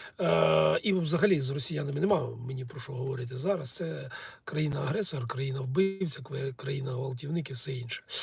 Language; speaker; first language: Ukrainian; non-native, local second language; Russian